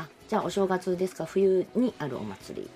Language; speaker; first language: Japanese; native; Japanese